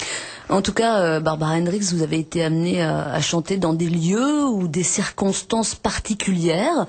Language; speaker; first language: French; native; French